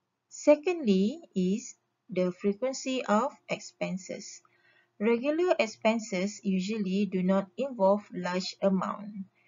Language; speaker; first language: English; non-native, local second language; Malay